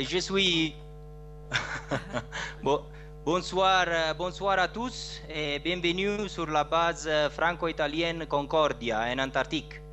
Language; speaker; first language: French; non-native, learner; Italian